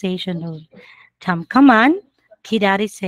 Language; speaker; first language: Korean; non-native, fluent; Filipino